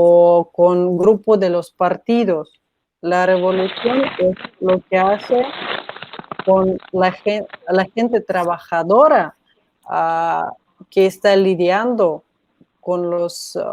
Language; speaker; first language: Spanish; non-native, fluent; Russian